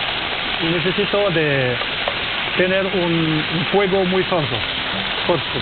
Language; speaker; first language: Spanish; non-native, learner; French